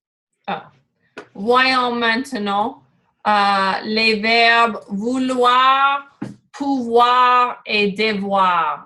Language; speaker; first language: French; non-native, learner; English